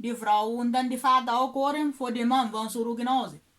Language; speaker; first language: German; non-native, learner; Kabuverdianu